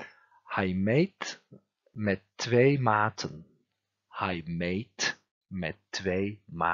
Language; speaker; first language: Dutch; non-native, fluent; Turkish